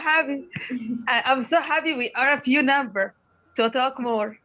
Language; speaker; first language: English; non-native, learner; Arabic